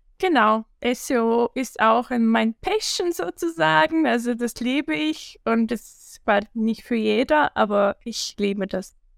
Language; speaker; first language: German; non-native, fluent; Bulgarian